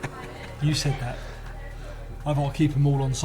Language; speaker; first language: English; native; English